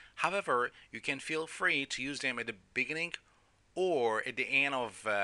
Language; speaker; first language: English; non-native, fluent; Turkish